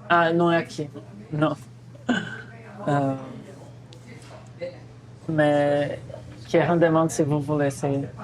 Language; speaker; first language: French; non-native, fluent; Portuguese